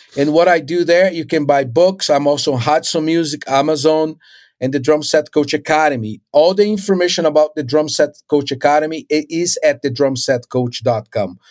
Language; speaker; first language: English; non-native, fluent; Portuguese